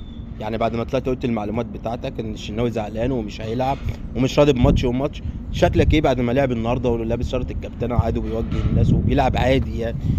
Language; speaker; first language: Arabic; native; Arabic